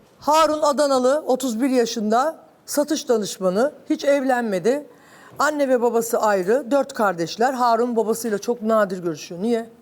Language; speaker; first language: Turkish; native; Turkish